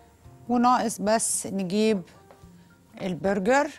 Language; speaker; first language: Arabic; native; Arabic